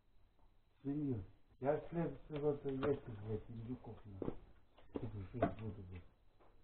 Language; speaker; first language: Russian; native; Russian